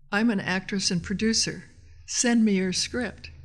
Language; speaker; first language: English; native; English